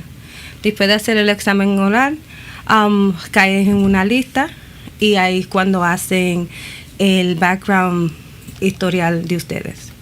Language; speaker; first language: Spanish; early bilingual, other home language; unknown